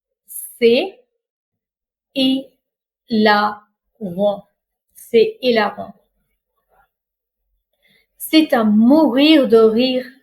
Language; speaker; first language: French; non-native, fluent; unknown